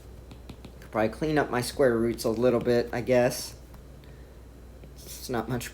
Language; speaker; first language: English; native; English